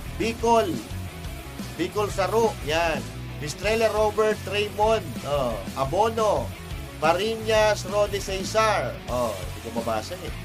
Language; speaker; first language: Filipino; non-native, local second language; Iloko